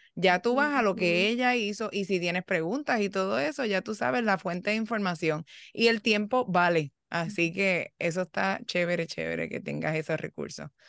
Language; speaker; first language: Spanish; native; Spanish